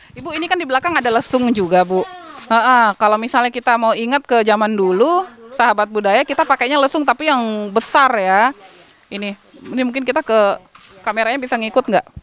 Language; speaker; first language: Indonesian; native; Indonesian